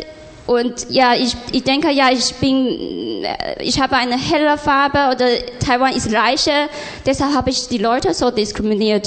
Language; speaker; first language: German; non-native, learner; Chinese